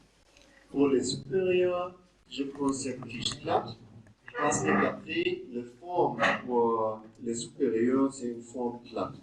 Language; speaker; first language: French; non-native, learner; German